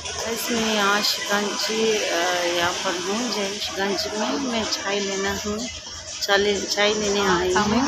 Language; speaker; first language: Hindi; non-native, local second language; Tibetan